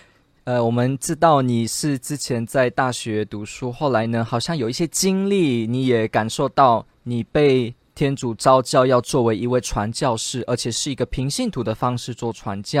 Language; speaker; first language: Chinese; native; Chinese